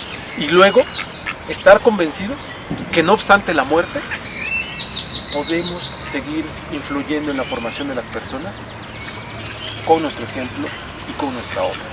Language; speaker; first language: Spanish; native; Spanish